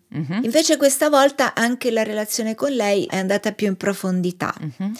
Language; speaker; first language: Italian; native; Italian